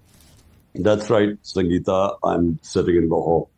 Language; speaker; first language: English; non-native, local second language; Urdu